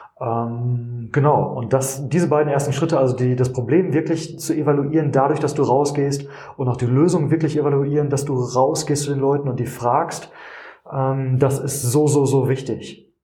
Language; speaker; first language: German; native; German